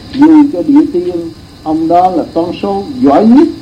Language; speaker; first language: Vietnamese; native; Vietnamese